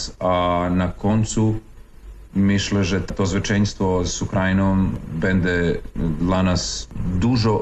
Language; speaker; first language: Polish; non-native, fluent; Serbian